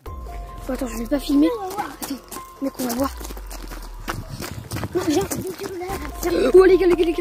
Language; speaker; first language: French; native; French